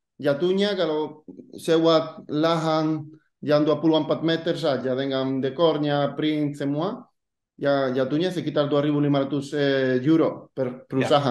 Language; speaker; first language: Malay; non-native, fluent; Spanish